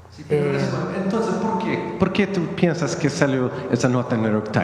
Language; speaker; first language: Spanish; non-native, learner; Swedish